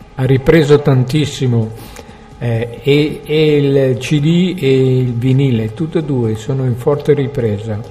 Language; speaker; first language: Italian; native; Italian